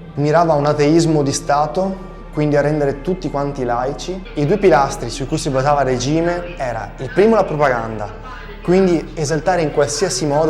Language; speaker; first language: Italian; native; Italian